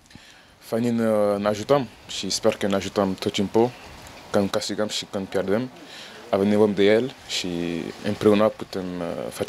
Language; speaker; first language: Romanian; non-native, learner; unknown